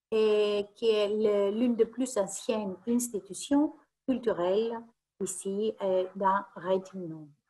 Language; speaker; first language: French; non-native, fluent; Greek